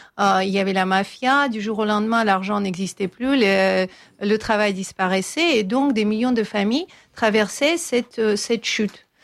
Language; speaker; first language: French; non-native, fluent; Armenian